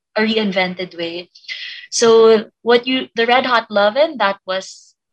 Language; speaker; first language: English; non-native, local second language; Filipino